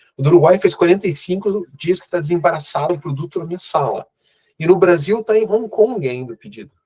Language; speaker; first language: Portuguese; native; Portuguese